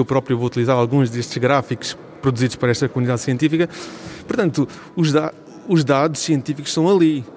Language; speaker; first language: Portuguese; native; Portuguese